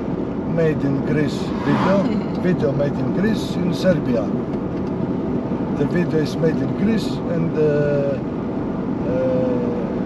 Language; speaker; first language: English; non-native, learner; Greek